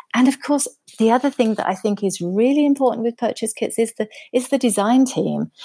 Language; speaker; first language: English; native; English